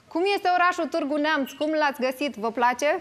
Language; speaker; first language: Romanian; native; Romanian